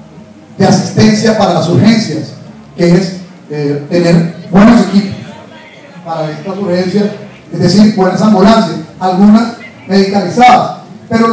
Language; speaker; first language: Spanish; native; Spanish